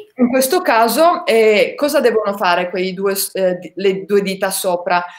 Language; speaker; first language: Italian; native; Italian